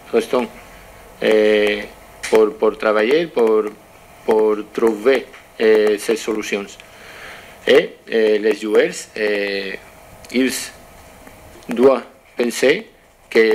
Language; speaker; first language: French; non-native, learner; Spanish